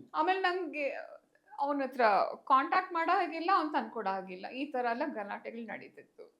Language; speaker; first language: Kannada; native; Kannada